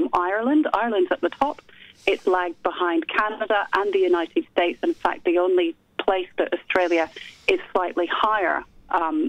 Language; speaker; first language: English; native; English